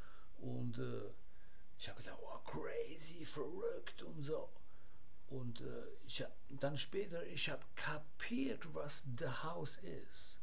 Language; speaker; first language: German; non-native, learner; English